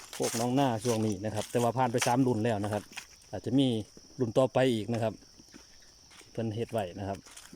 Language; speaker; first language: Thai; native; Thai